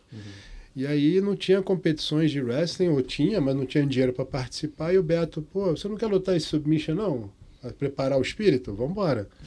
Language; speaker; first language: Portuguese; non-native, fluent; Arabic